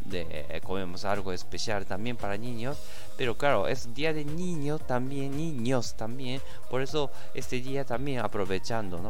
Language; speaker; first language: Spanish; non-native, learner; Japanese